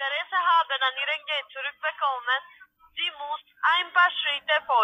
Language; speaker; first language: German; non-native, learner; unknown